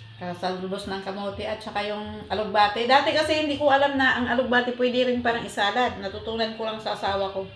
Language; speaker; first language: Filipino; non-native, local second language; Cebuano